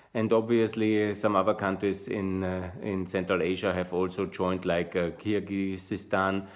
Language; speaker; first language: English; non-native, fluent; German